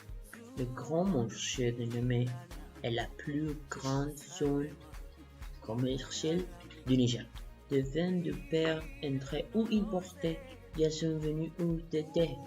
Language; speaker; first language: French; non-native, learner; Spanish